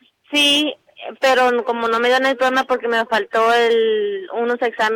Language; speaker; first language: Spanish; early bilingual, other home language; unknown